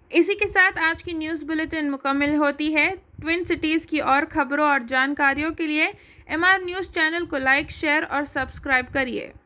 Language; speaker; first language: Hindi; non-native, local second language; Urdu